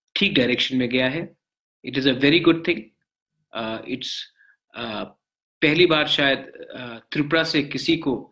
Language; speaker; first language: Hindi; non-native, local second language; Bangla